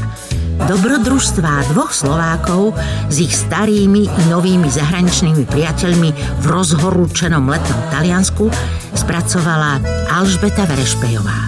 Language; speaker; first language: Slovak; native; Slovak